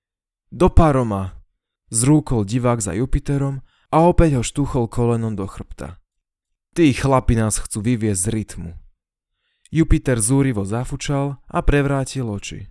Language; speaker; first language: Slovak; native; Slovak